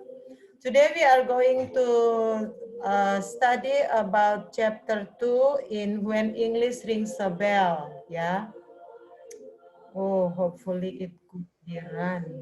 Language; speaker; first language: English; non-native, learner; Indonesian